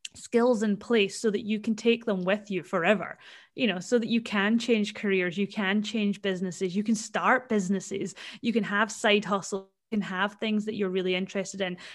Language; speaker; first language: English; native; English